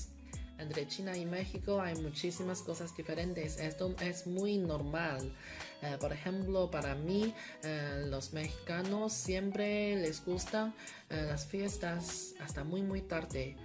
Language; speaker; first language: Spanish; non-native, fluent; Chinese